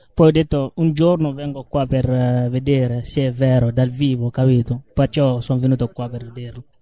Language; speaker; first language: Italian; non-native, fluent; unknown